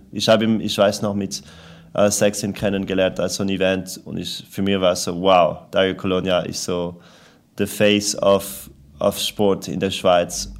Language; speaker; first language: German; non-native, local second language; French